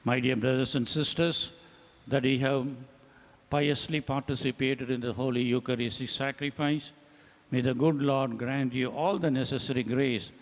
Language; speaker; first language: English; non-native, local second language; Tamil